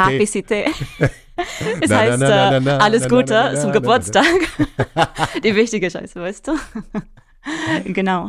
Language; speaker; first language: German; non-native, fluent; English